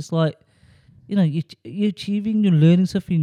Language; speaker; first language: English; native; English